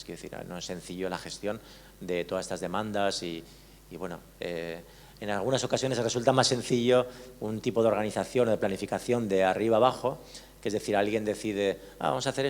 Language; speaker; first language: Spanish; native; Spanish